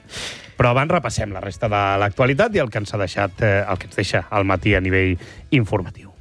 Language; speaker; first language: Catalan; native; Catalan